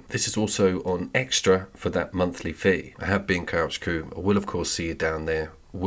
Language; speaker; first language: English; native; English